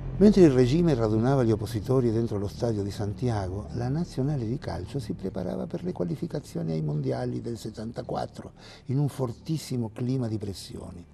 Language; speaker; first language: Italian; non-native, fluent; Spanish